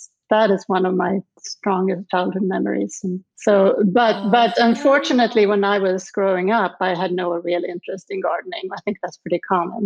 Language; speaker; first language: English; non-native, fluent; Swedish